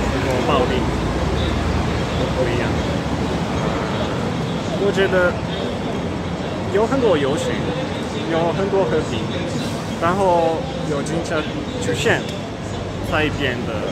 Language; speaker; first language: Chinese; non-native, learner; Italian